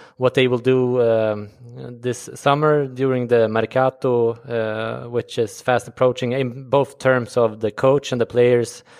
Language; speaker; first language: English; non-native, fluent; Swedish